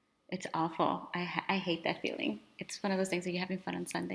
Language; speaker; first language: English; early bilingual, other home language; Spanish